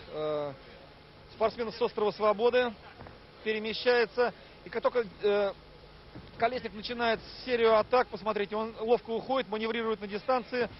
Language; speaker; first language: Russian; native; Russian